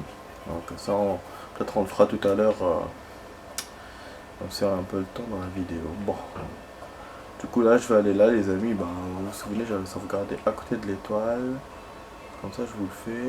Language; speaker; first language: French; native; French